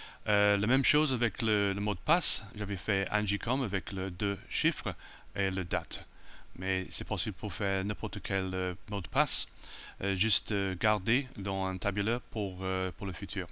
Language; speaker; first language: French; non-native, learner; English